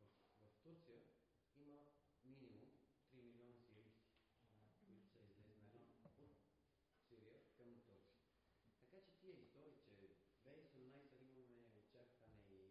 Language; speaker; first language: Bulgarian; non-native, fluent; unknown